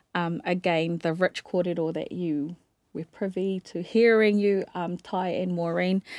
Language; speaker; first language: English; native; English